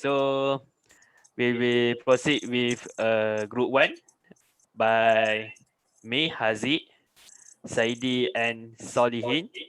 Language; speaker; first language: English; non-native, local second language; Malay